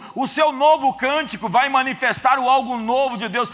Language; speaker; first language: Portuguese; native; Portuguese